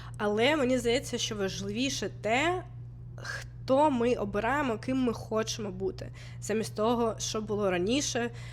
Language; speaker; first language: Ukrainian; non-native, local second language; Russian